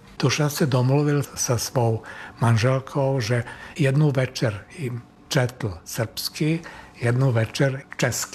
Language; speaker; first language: Czech; non-native, fluent; Serbian